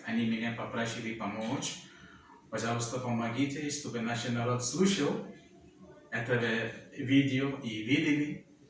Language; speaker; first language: Russian; non-native, learner; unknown